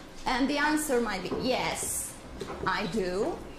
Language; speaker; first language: English; non-native, fluent; Hungarian